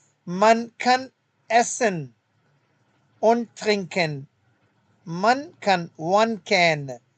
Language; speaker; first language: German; non-native, fluent; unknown